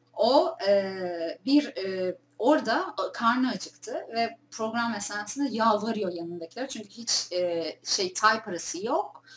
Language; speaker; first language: Turkish; native; Turkish